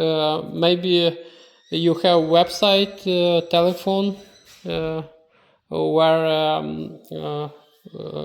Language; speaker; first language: English; non-native, learner; Ukrainian